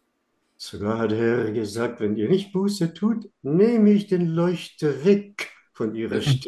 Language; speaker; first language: German; non-native, fluent; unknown